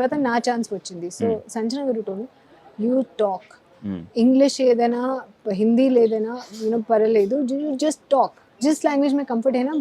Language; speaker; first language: Telugu; non-native, learner; Hindi